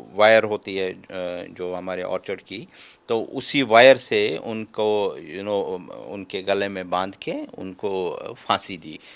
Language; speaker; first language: Hindi; native; Hindi